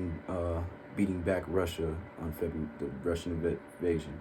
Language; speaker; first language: English; native; English